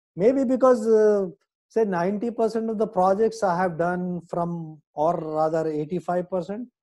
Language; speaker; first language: English; non-native, local second language; Hindi